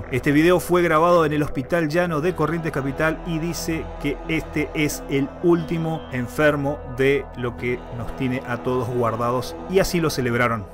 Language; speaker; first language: Spanish; native; Spanish